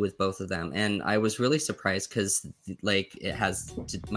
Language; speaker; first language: English; native; English